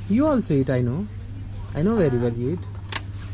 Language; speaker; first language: English; non-native, learner; Hindi